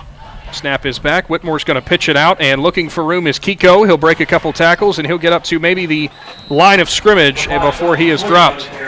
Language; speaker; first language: English; native; English